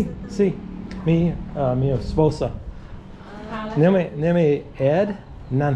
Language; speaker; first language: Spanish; non-native, learner; English